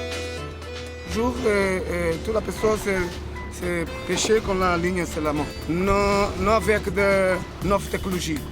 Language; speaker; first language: French; non-native, learner; Kabuverdianu